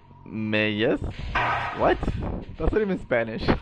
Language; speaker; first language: English; native; English